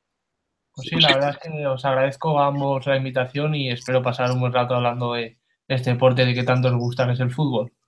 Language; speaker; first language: Spanish; native; Spanish